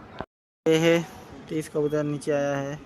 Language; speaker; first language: Hindi; non-native, local second language; Bangla